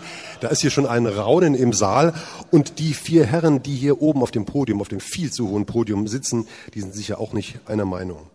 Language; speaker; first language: German; native; German